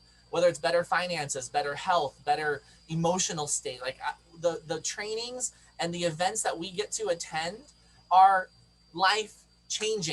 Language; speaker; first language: English; native; English